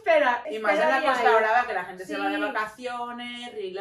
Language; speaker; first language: Spanish; native; Spanish